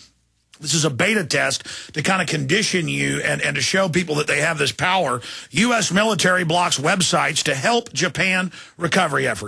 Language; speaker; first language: English; native; English